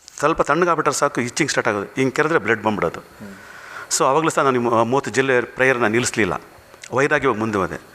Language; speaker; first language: Kannada; non-native, local second language; Tamil